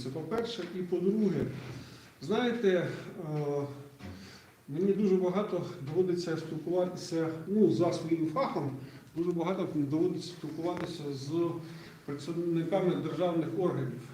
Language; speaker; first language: Ukrainian; non-native, local second language; Russian